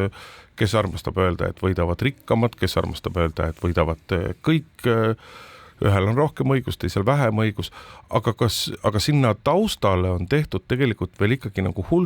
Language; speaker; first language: Estonian; native; Estonian